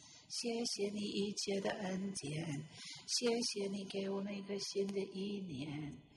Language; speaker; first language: Chinese; non-native, fluent; English